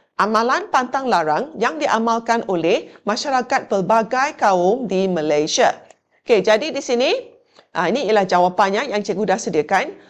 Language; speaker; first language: Malay; non-native, local second language; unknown